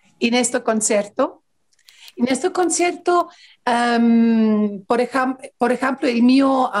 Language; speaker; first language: Spanish; non-native, learner; Greek